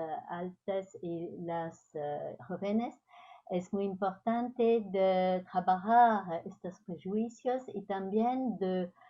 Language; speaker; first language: Spanish; non-native, learner; French